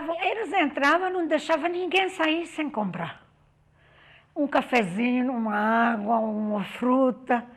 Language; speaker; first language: Portuguese; non-native, fluent; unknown